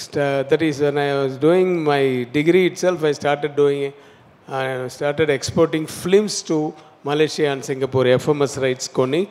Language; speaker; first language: Telugu; non-native, learner; Tamil